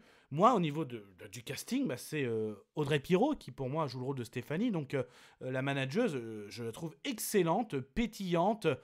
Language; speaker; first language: French; native; French